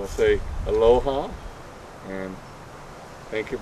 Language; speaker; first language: English; native; English